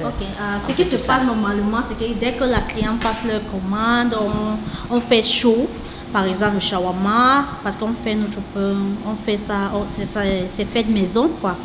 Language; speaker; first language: French; non-native, local second language; English